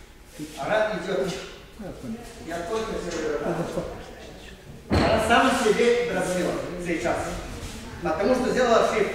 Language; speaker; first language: Russian; non-native, learner; Serbian